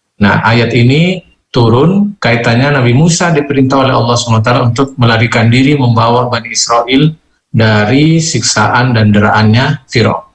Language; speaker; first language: Indonesian; native; Indonesian